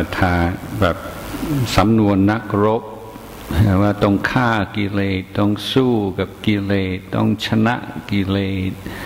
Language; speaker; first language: Thai; non-native, fluent; English